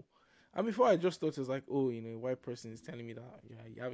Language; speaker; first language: English; non-native, local second language; Yoruba